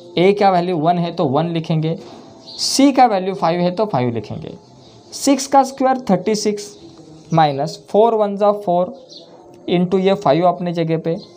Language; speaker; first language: Hindi; non-native, local second language; Marathi